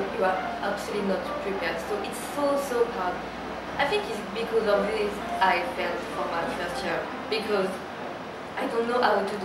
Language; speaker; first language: English; non-native, learner; French